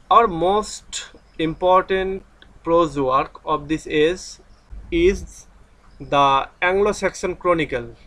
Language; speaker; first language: English; non-native, local second language; Bangla